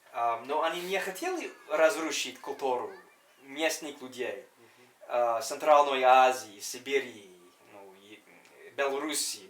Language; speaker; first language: Russian; non-native, fluent; English